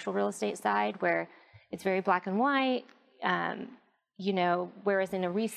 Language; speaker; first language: English; native; English